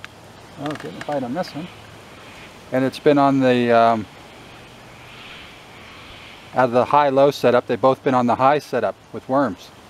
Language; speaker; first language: English; native; English